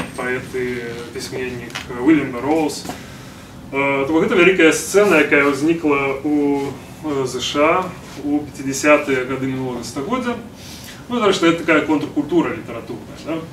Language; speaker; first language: Belarusian; non-native, local second language; Russian